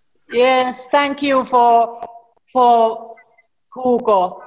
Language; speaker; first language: English; non-native, fluent; Finnish